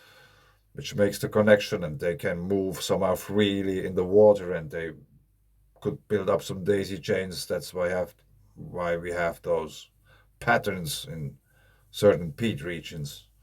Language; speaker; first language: English; non-native, fluent; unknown